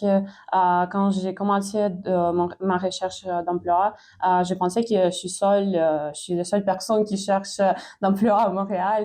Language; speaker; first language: French; non-native, fluent; Ukrainian